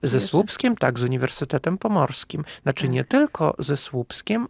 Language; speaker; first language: Polish; non-native, fluent; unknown